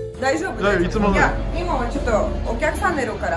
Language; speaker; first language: Japanese; non-native, learner; Russian